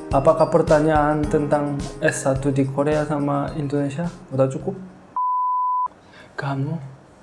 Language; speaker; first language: Indonesian; non-native, fluent; Korean